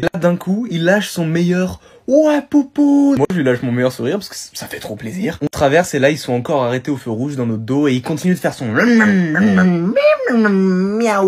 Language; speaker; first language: French; native; French